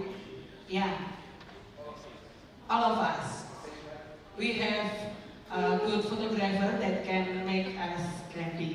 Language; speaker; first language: English; non-native, learner; Indonesian